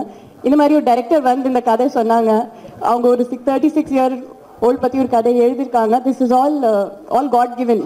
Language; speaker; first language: Tamil; non-native, fluent; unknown